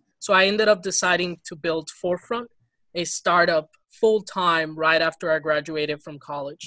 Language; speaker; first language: English; early bilingual, other home language; Spanish